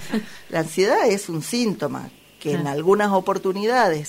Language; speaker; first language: Spanish; native; Spanish